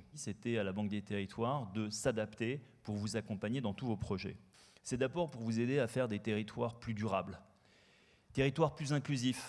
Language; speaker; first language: French; native; French